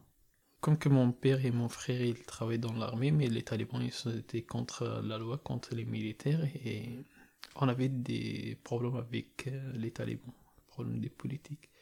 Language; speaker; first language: French; non-native, learner; Persian